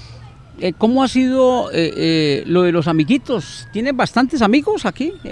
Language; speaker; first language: Spanish; native; Spanish